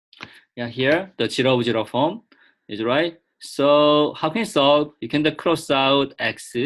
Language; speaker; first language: English; non-native, fluent; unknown